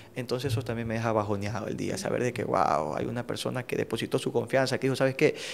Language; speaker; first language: Spanish; native; Spanish